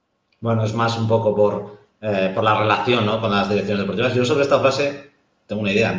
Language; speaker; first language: Spanish; native; Spanish